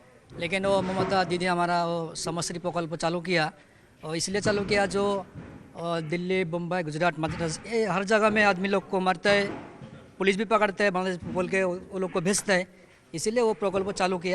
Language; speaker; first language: Hindi; non-native, local second language; Bangla